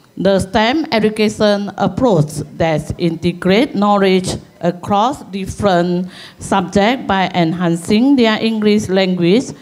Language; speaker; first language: English; non-native, local second language; Chinese